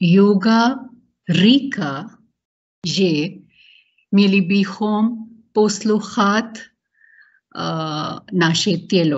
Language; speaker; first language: Czech; non-native, learner; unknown